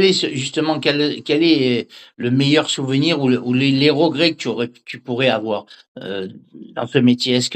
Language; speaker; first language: French; native; French